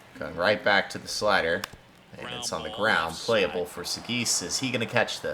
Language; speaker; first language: English; native; English